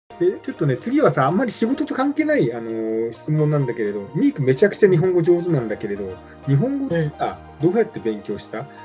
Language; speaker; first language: Japanese; native; Japanese